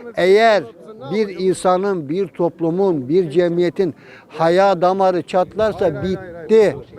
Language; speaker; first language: Turkish; native; Turkish